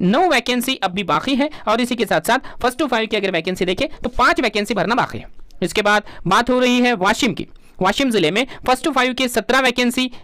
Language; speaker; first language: Hindi; non-native, local second language; Urdu